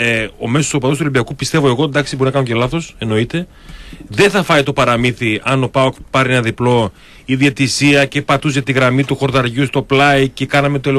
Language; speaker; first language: Greek; native; Greek